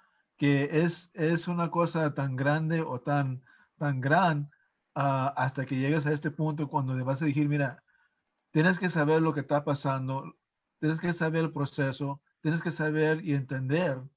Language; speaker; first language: Spanish; early bilingual, heritage; English